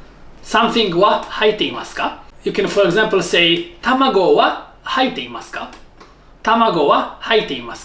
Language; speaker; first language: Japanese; non-native, fluent; English